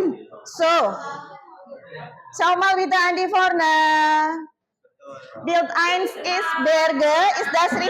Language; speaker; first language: German; non-native, fluent; Indonesian